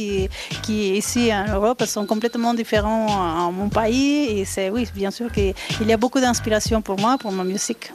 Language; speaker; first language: French; non-native, learner; Spanish